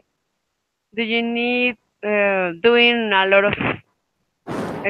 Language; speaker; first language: English; non-native, fluent; Spanish